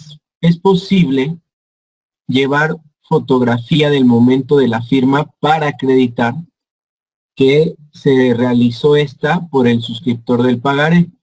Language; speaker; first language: Spanish; native; Spanish